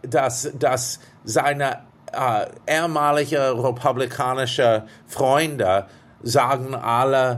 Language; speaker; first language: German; non-native, fluent; English